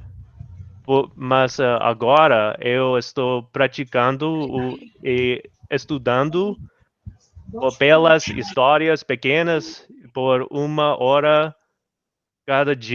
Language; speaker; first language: Portuguese; non-native, learner; English